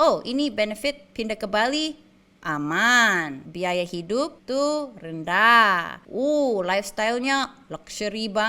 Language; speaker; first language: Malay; non-native, fluent; English